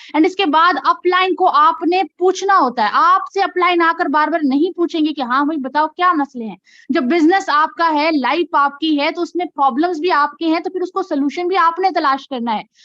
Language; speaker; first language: Urdu; non-native, local second language; Punjabi